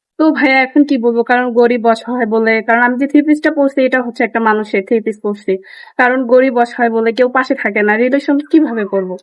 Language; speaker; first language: Bangla; native; Bangla